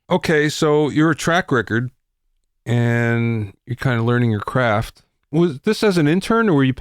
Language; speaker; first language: English; native; English